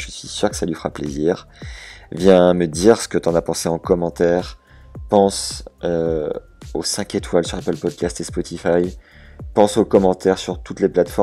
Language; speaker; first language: French; native; French